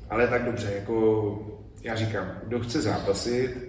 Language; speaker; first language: Czech; native; Czech